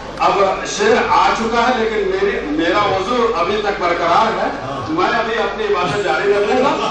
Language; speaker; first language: Urdu; native; Urdu